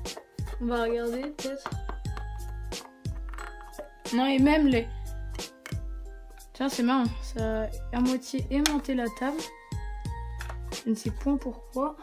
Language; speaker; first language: French; native; French